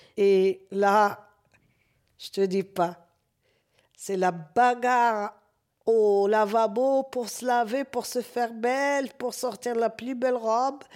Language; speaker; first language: French; non-native, local second language; Arabic